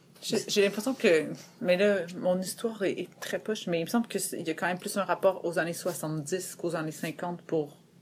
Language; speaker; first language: French; native; French